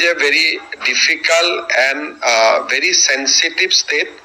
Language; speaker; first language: English; non-native, local second language; Assamese